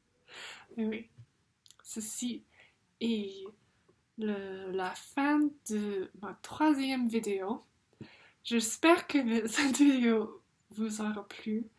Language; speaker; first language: French; non-native, fluent; English